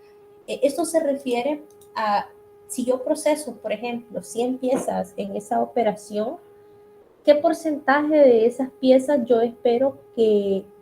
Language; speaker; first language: Spanish; native; Spanish